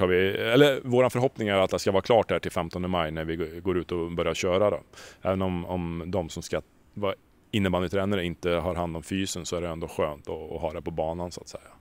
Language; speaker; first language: Swedish; native; Swedish